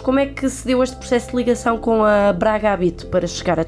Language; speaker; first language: Portuguese; native; Portuguese